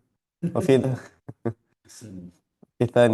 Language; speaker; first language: Arabic; non-native, fluent; Indonesian